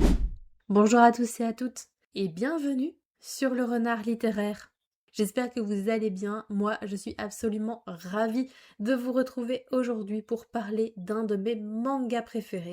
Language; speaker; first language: French; native; French